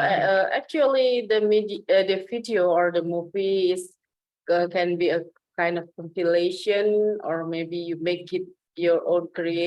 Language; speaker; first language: English; non-native, fluent; Indonesian